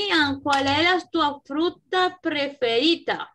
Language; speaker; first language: Italian; non-native, fluent; Spanish